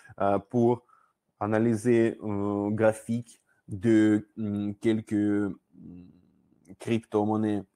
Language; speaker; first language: French; non-native, learner; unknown